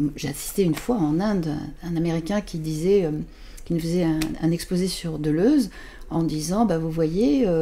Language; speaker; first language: French; native; French